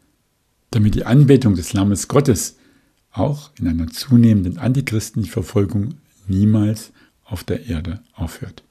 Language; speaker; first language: German; native; German